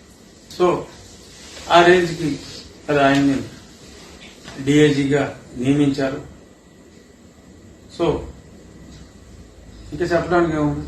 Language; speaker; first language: Telugu; native; Telugu